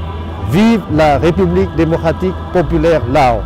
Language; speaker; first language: French; non-native, fluent; Lao